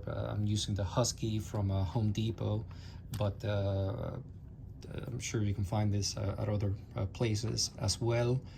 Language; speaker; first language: English; native; English